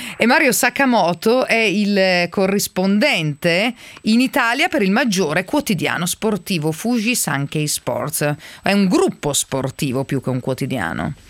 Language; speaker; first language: Italian; native; Italian